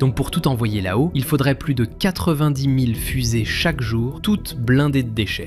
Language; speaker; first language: French; native; French